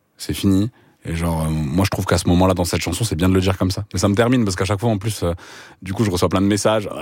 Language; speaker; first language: French; native; French